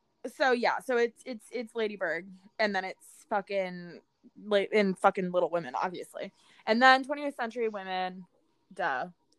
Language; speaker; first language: English; native; English